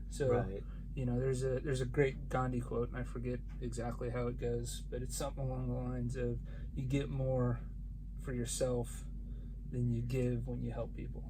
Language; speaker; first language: English; native; English